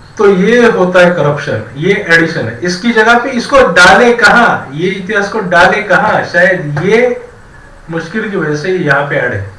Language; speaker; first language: Hindi; non-native, local second language; Marathi